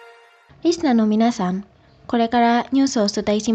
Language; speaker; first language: Japanese; non-native, fluent; Indonesian